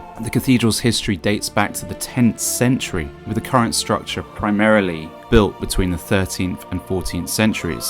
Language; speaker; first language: English; native; English